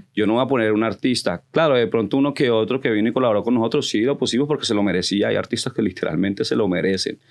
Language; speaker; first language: Spanish; early bilingual, heritage; Spanish